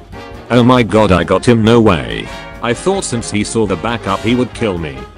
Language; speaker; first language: English; native; English